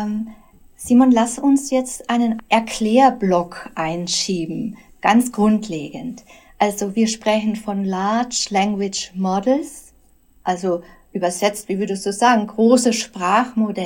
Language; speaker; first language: German; native; German